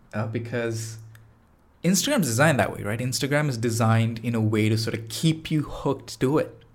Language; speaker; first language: English; non-native, local second language; Tamil